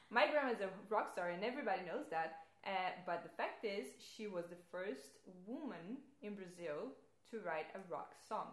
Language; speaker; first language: English; non-native, fluent; Portuguese